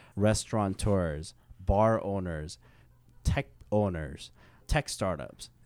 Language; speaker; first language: English; early bilingual, other home language; Korean